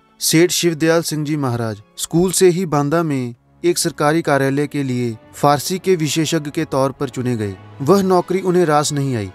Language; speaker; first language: Hindi; non-native, local second language; Punjabi